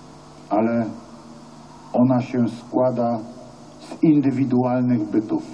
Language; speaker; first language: Polish; native; Polish